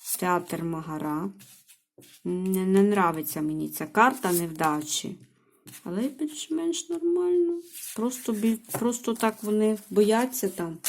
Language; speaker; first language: Ukrainian; native; Ukrainian